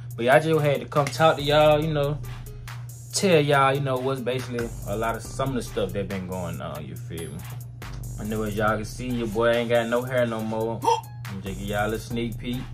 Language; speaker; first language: English; native; English